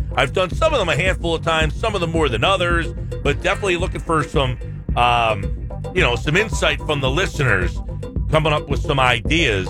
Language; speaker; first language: English; native; English